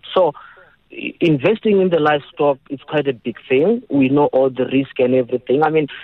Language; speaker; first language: English; non-native, local second language; Northern Sotho